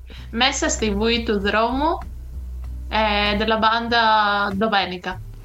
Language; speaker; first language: Italian; non-native, fluent; Greek